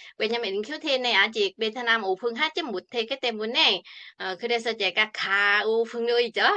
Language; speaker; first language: Korean; non-native, fluent; Vietnamese